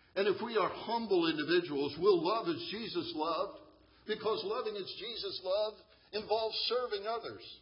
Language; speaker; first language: English; native; English